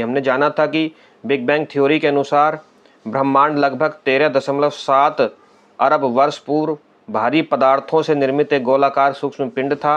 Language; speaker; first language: Hindi; native; Hindi